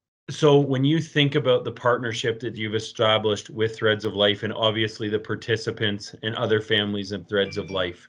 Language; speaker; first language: English; native; English